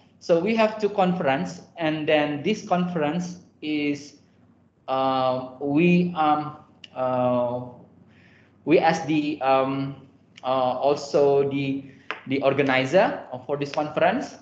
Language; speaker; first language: English; non-native, fluent; Indonesian